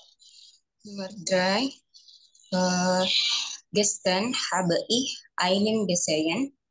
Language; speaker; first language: German; non-native, learner; Indonesian